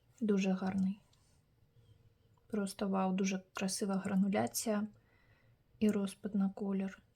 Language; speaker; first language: Ukrainian; native; Ukrainian